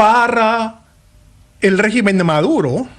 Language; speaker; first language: Spanish; non-native, fluent; English